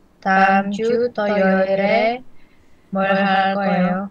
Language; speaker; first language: Korean; non-native, learner; Indonesian